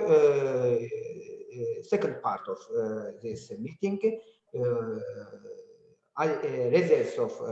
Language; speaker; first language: English; non-native, learner; Azerbaijani